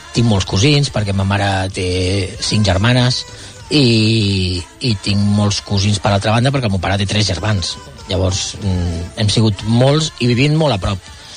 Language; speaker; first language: Catalan; non-native, local second language; Spanish